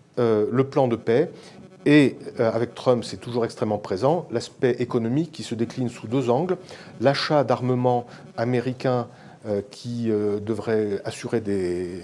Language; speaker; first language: French; native; French